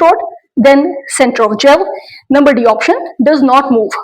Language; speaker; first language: English; non-native, local second language; Urdu